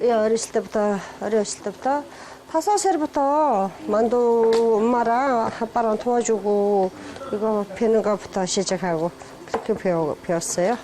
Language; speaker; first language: Korean; non-native, learner; Mongolian